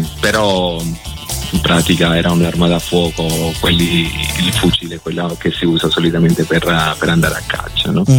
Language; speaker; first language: Italian; early bilingual, other home language; Spanish